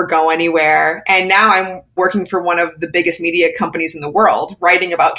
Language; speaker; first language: English; native; English